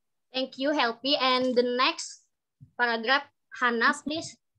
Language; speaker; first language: English; non-native, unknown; Indonesian